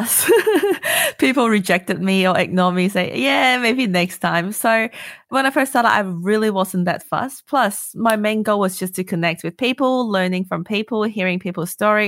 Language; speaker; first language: English; non-native, local second language; Cantonese